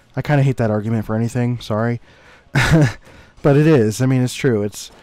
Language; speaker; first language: English; native; English